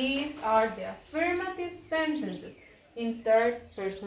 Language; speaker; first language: English; non-native, fluent; Spanish